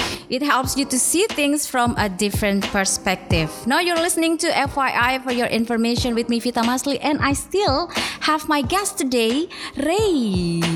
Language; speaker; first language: English; non-native, fluent; Indonesian